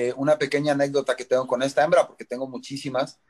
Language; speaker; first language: Spanish; native; Spanish